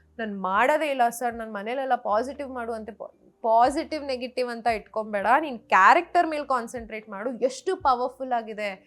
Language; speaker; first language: Kannada; non-native, local second language; Rajasthani